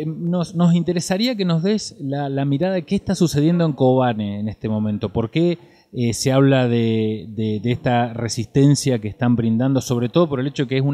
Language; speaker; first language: Spanish; native; Spanish